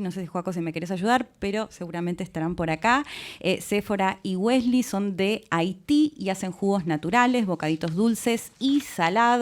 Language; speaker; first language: Spanish; native; Spanish